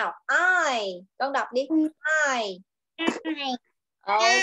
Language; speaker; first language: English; non-native, learner; Vietnamese